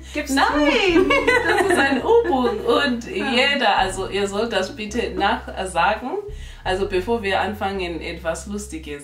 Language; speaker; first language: German; non-native, local second language; North Ndebele